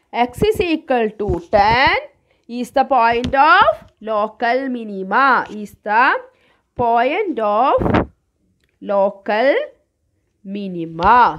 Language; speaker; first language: English; non-native, local second language; Malayalam